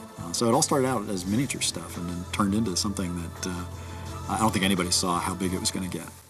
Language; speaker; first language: English; native; English